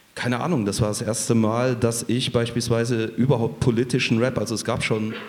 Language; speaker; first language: German; native; German